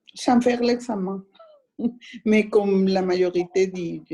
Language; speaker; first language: French; non-native, learner; Spanish